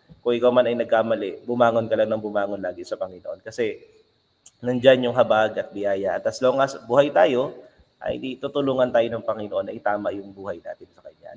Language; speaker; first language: Filipino; native; Filipino